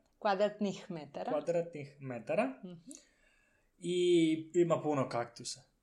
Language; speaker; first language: Serbian; non-native, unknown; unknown